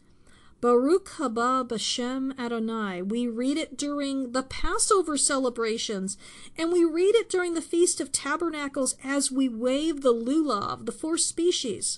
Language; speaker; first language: English; native; English